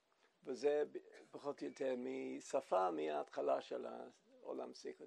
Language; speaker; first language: Hebrew; non-native, fluent; English